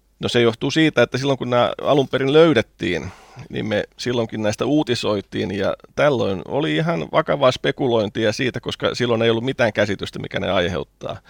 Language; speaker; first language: Finnish; native; Finnish